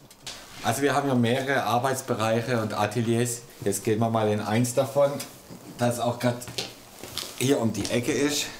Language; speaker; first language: German; native; German